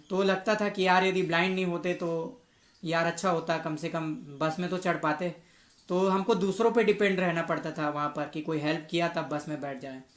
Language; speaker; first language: Hindi; native; Hindi